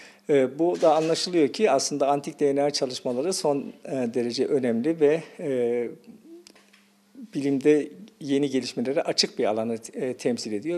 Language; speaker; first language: Turkish; native; Turkish